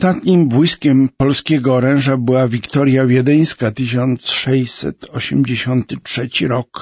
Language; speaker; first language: Polish; native; Polish